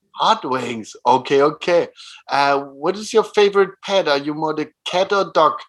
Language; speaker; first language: English; non-native, fluent; German